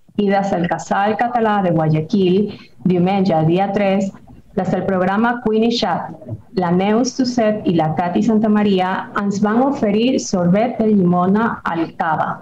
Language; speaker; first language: Catalan; non-native, fluent; Spanish